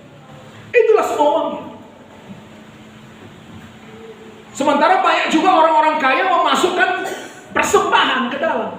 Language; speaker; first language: Indonesian; native; Indonesian